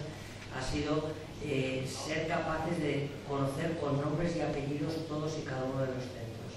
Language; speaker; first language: Spanish; native; Spanish